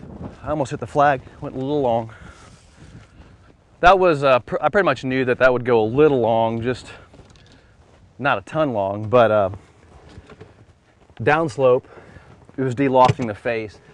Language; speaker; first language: English; native; English